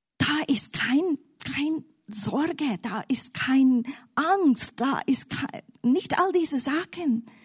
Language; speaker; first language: German; non-native, fluent; English